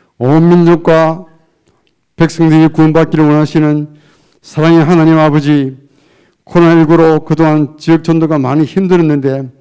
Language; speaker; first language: Korean; native; Korean